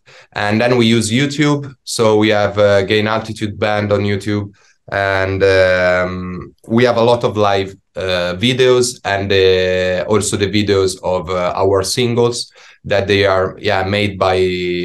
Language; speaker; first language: English; non-native, fluent; Italian